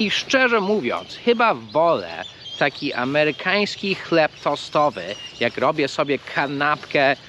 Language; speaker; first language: Polish; non-native, fluent; English